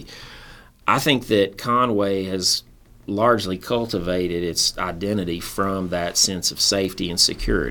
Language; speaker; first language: English; native; English